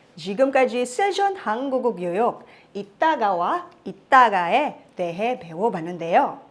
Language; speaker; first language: Korean; non-native, fluent; Filipino